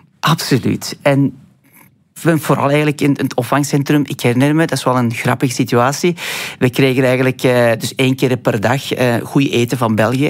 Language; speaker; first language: Dutch; non-native, fluent; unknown